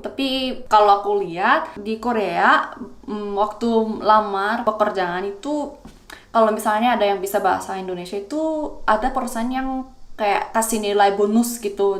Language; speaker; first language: Indonesian; non-native, fluent; Korean